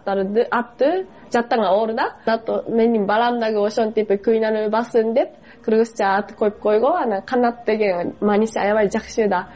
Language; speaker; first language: Kyrgyz; non-native, fluent; Japanese